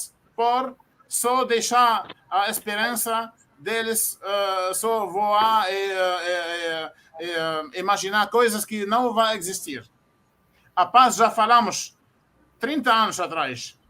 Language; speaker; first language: Portuguese; non-native, fluent; Arabic